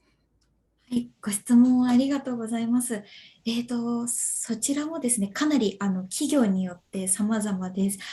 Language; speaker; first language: Japanese; native; Japanese